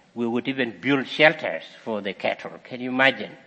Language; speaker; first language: English; non-native, fluent; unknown